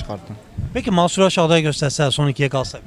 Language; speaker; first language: Turkish; native; Turkish